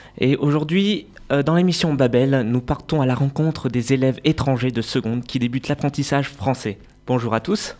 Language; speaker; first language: French; native; French